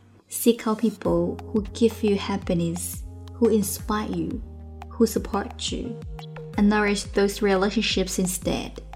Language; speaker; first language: English; non-native, fluent; Chinese